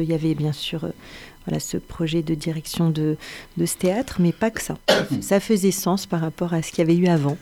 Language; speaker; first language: French; native; French